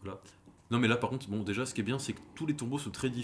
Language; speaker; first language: French; native; French